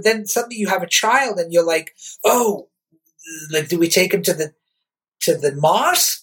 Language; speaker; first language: English; native; English